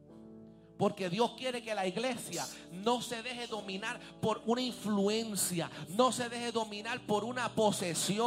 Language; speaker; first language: Spanish; native; Spanish